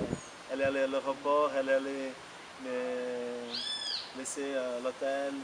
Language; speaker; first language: French; non-native, fluent; Portuguese